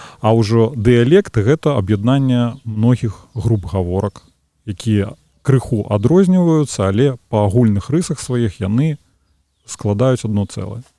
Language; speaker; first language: Belarusian; native; Belarusian